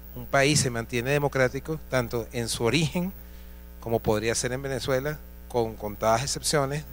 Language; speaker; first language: Spanish; native; Spanish